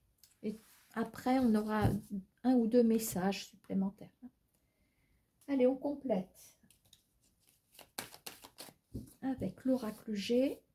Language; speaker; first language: French; native; French